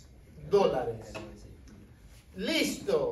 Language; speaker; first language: Spanish; non-native, fluent; English